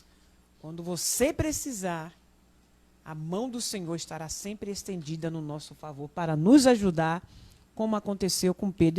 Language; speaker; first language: Portuguese; native; Portuguese